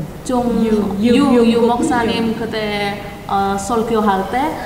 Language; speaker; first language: Korean; non-native, learner; Indonesian